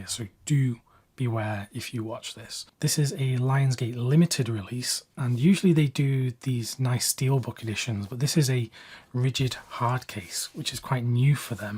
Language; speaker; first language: English; native; English